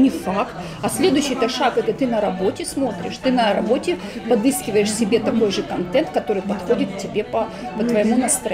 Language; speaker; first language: Russian; native; Russian